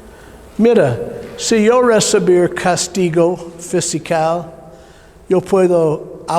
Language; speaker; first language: Spanish; non-native, learner; English